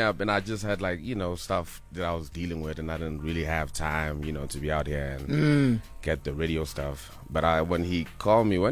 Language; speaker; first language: English; non-native, local second language; Northern Sotho